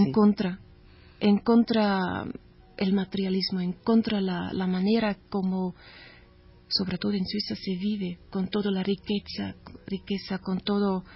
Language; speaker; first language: Spanish; non-native, learner; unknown